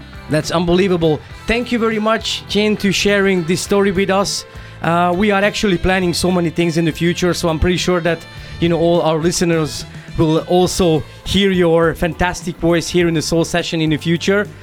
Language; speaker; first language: English; non-native, fluent; Hungarian